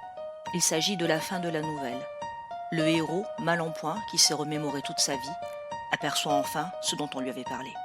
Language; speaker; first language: French; native; French